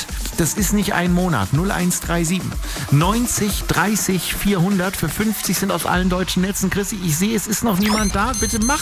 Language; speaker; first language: German; native; German